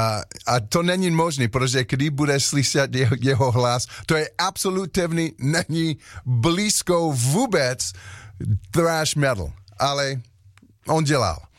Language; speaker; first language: Czech; non-native, learner; English